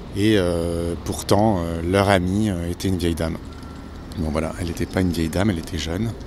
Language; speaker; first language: French; native; French